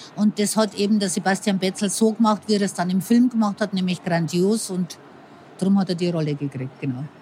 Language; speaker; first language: German; native; German